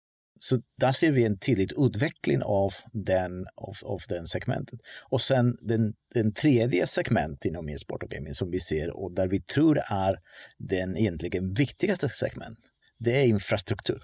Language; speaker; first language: Swedish; non-native, fluent; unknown